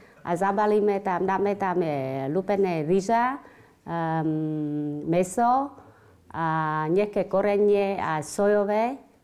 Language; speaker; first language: Slovak; non-native, learner; Vietnamese